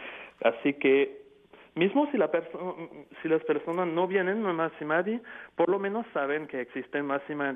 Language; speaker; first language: Spanish; non-native, fluent; French